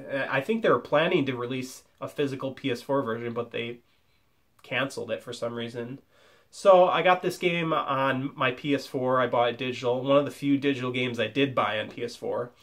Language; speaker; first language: English; native; English